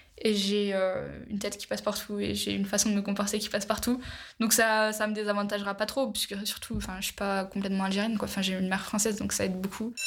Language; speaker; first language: French; native; French